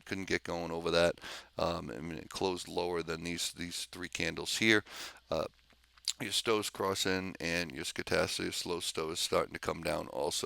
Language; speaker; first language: English; native; English